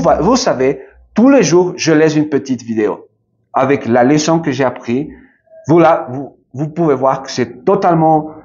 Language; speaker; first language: French; non-native, fluent; Spanish